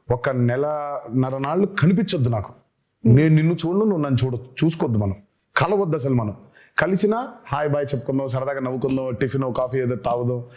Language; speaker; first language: Telugu; native; Telugu